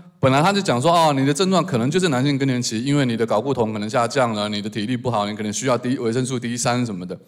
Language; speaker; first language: Chinese; native; Chinese